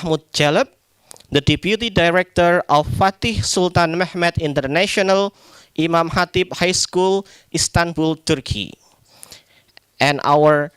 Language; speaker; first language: English; non-native, fluent; Indonesian